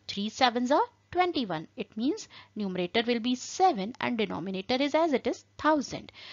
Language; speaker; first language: English; non-native, local second language; Hindi